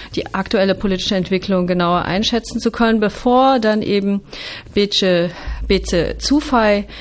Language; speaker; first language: German; native; German